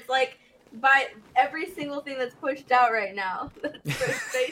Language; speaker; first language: English; native; English